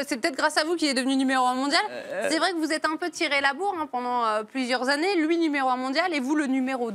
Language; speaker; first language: French; native; French